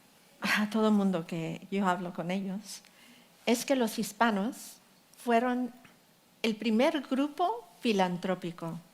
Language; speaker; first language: Spanish; early bilingual, heritage; Spanish